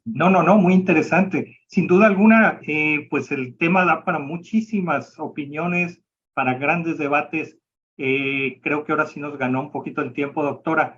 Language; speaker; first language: Spanish; native; Spanish